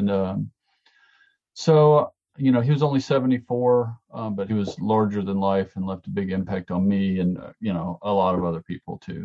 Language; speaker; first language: English; native; English